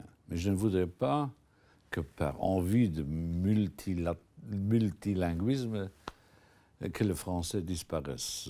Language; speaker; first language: French; non-native, local second language; Luxembourgish